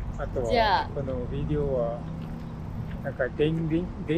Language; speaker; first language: Japanese; non-native, learner; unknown